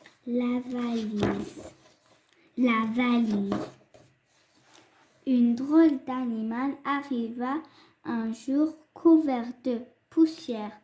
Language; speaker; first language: French; non-native, fluent; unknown